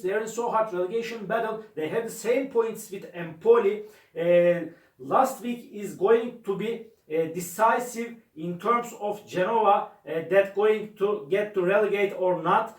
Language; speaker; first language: English; non-native, learner; Turkish